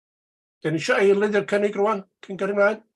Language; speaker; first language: Welsh; native; Welsh